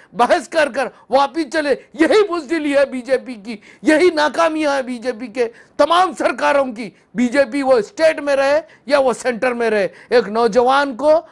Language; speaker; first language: Hindi; non-native, local second language; Urdu